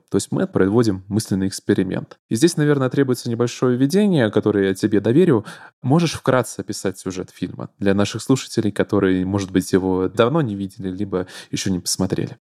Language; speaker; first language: Russian; native; Russian